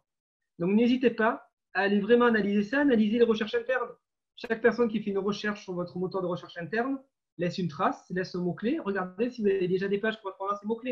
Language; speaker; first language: French; native; French